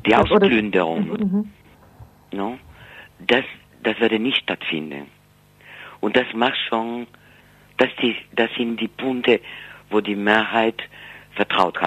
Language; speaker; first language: German; non-native, fluent; Spanish